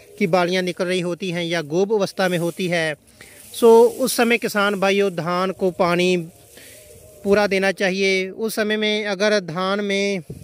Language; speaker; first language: Hindi; non-native, local second language; Punjabi